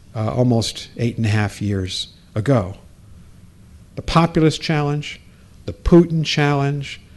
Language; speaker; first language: English; native; English